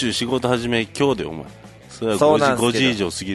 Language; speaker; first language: Japanese; native; Japanese